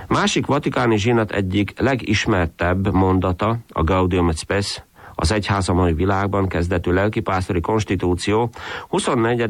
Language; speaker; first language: Hungarian; native; Hungarian